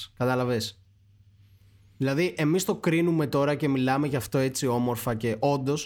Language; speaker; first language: Greek; native; Greek